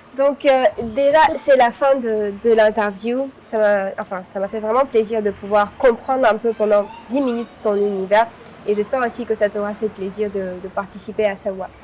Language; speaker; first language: French; native; French